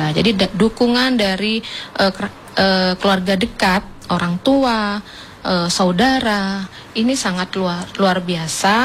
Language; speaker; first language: Indonesian; native; Indonesian